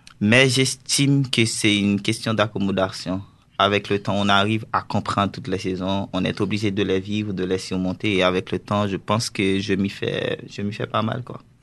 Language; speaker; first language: French; non-native, local second language; Haitian Creole